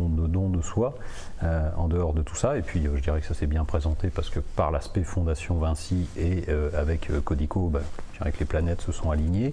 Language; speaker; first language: French; native; French